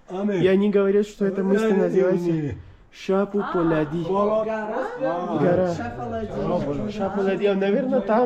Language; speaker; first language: Russian; non-native, learner; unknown